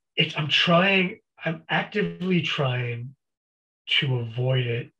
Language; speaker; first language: English; native; English